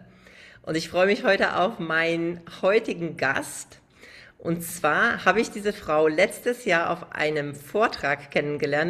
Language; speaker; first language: German; native; German